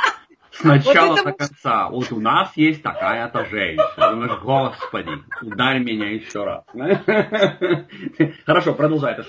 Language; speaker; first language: Russian; native; Russian